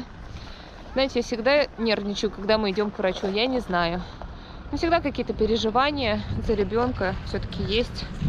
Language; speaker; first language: Russian; native; Russian